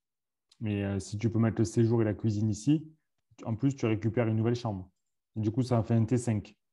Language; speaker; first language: French; native; French